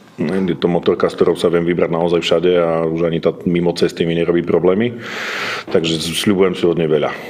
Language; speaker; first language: Slovak; native; Slovak